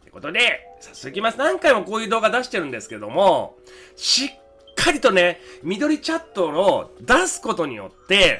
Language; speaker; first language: Japanese; native; Japanese